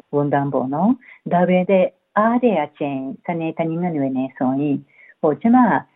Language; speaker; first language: Burmese; non-native, fluent; Japanese